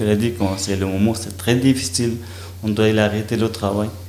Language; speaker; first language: French; non-native, learner; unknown